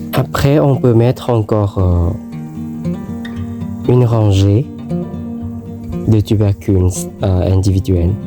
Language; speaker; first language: French; non-native, learner; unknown